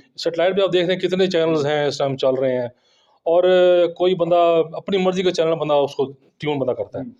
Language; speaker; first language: Urdu; non-native, local second language; Punjabi